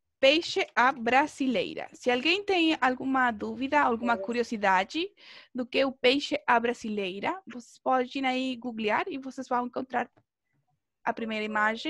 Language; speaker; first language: Portuguese; non-native, fluent; Spanish